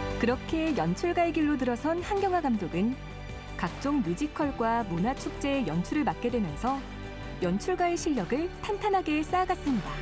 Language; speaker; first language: Korean; native; Korean